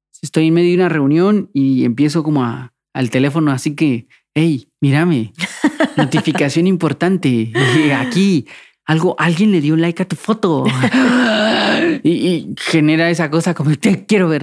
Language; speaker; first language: Spanish; native; Spanish